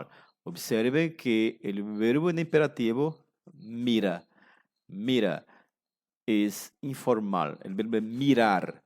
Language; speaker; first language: Spanish; non-native, fluent; Portuguese